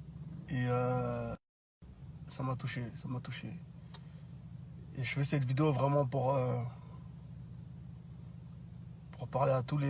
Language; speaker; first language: French; native; French